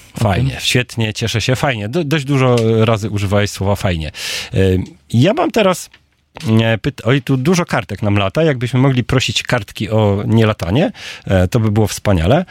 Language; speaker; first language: Polish; native; Polish